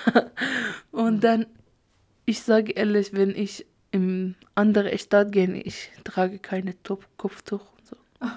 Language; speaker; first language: German; non-native, learner; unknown